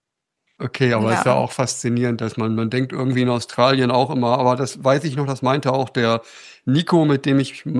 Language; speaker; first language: German; native; German